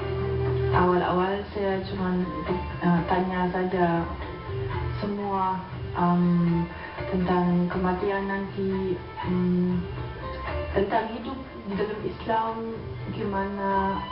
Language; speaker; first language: Indonesian; non-native, learner; German